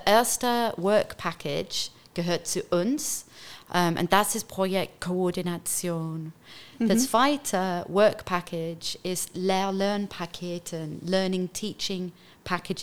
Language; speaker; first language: German; non-native, fluent; English